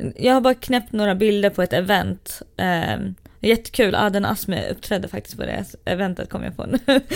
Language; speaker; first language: Swedish; native; Swedish